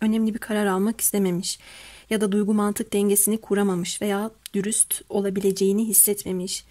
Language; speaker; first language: Turkish; native; Turkish